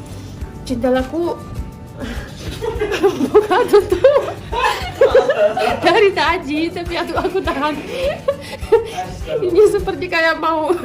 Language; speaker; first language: Indonesian; non-native, fluent; Russian